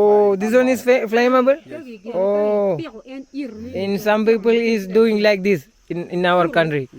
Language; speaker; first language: English; non-native, learner; Malayalam